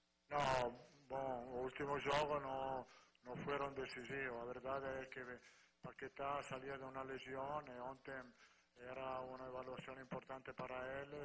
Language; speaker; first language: Portuguese; non-native, fluent; Spanish